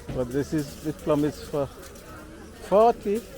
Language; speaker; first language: English; non-native, learner; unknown